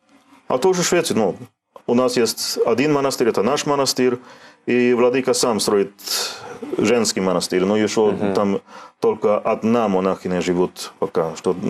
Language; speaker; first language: Russian; non-native, learner; Swedish